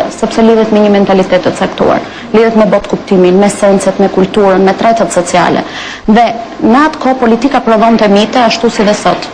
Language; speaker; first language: Albanian; native; Albanian